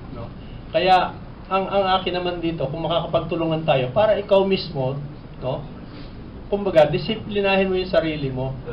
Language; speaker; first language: Filipino; native; Filipino